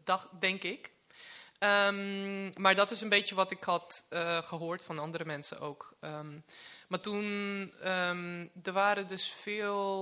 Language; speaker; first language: Dutch; non-native, fluent; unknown